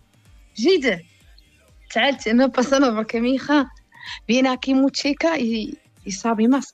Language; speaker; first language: Spanish; non-native, learner; Arabic